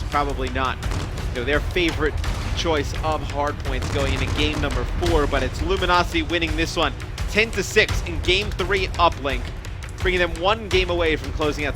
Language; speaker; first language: English; native; English